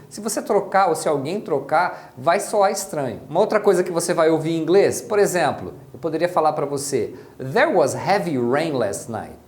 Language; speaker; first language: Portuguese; native; Portuguese